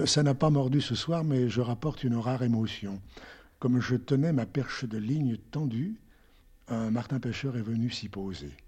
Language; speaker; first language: French; native; French